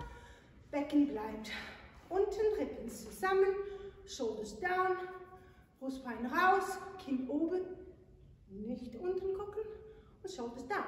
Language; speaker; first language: German; non-native, fluent; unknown